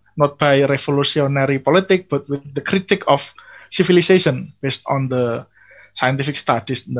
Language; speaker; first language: English; non-native, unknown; Indonesian